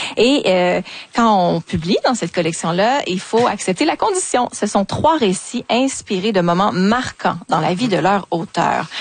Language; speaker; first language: French; native; French